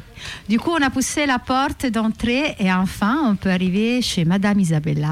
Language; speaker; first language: French; native; French